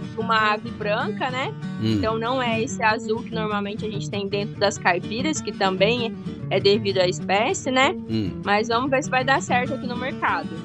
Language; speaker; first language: Portuguese; native; Portuguese